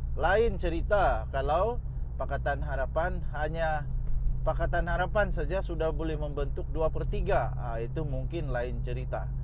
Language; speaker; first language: Malay; non-native, local second language; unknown